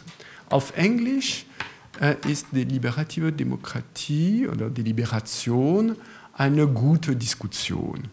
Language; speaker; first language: German; non-native, fluent; French